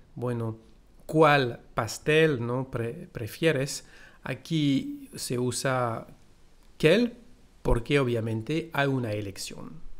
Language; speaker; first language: Spanish; non-native, fluent; French